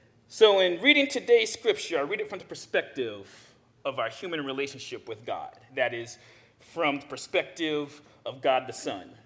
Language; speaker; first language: English; native; English